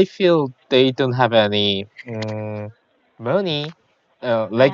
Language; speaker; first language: English; non-native, learner; Korean